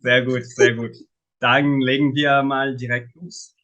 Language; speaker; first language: German; non-native, fluent; Arabic